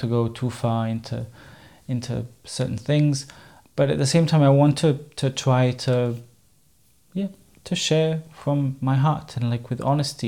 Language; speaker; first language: English; non-native, fluent; German